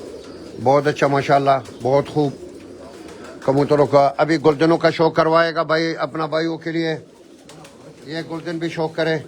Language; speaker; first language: Hindi; non-native, learner; Arabic